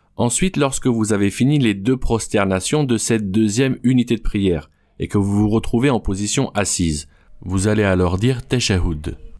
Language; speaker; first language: French; native; French